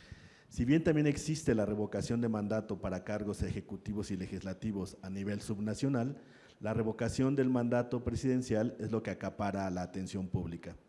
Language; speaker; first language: Spanish; native; Spanish